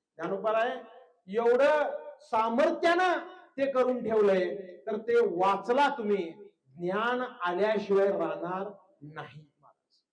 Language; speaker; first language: Marathi; non-native, local second language; Kannada